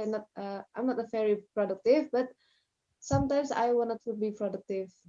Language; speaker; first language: English; non-native, learner; Indonesian